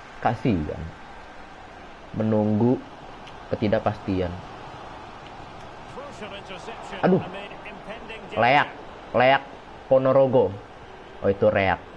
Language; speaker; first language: Indonesian; native; Indonesian